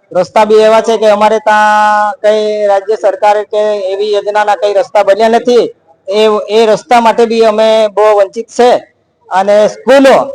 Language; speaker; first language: Gujarati; non-native, local second language; Vasavi